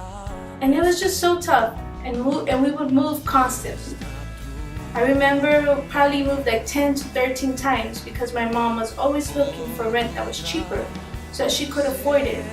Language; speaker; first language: English; early bilingual, other home language; Spanish